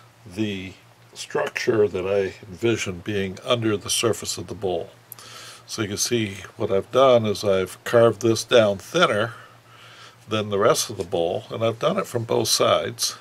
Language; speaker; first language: English; native; English